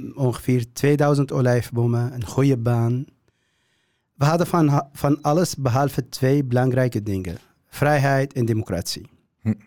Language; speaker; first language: Dutch; non-native, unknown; Kurdish